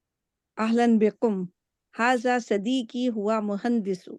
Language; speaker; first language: Arabic; non-native, learner; Urdu